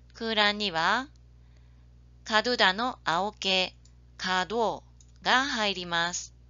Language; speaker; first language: Japanese; native; Japanese